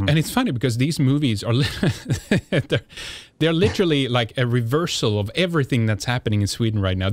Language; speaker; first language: English; non-native, fluent; Swedish